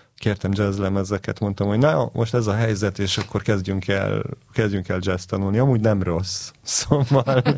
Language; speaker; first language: Hungarian; early bilingual, heritage; Hungarian